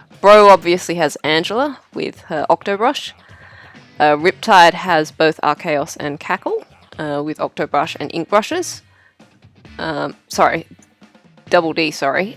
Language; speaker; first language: English; native; English